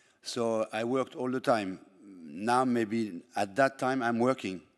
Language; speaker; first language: English; non-native, fluent; French